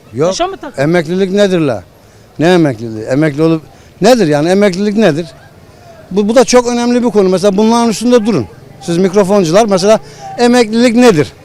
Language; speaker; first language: Turkish; native; Turkish